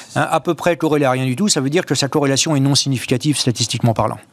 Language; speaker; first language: French; native; French